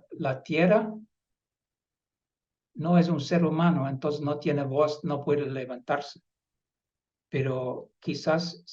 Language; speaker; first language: Spanish; non-native, fluent; Dutch